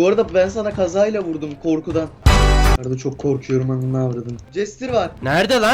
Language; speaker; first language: Turkish; native; Turkish